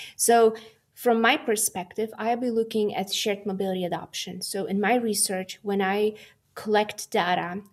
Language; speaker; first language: English; non-native, fluent; Polish